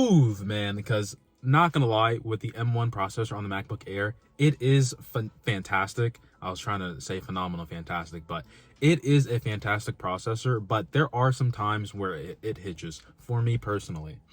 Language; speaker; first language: English; native; English